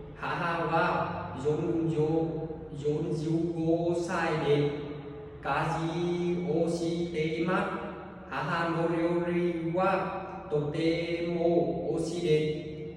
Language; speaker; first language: Japanese; non-native, learner; Vietnamese